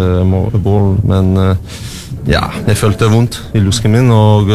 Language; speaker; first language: Norwegian; non-native, learner; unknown